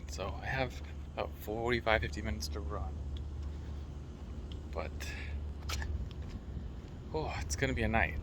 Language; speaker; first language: English; native; English